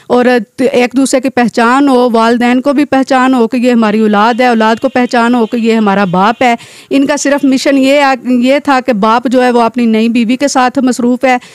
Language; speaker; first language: Urdu; non-native, local second language; Pahari-Potwari